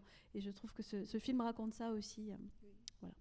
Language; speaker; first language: French; native; French